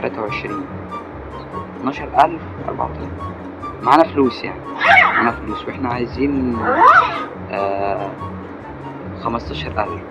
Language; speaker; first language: Arabic; native; Arabic